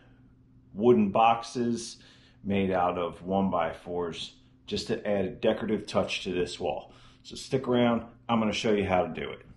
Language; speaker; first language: English; native; English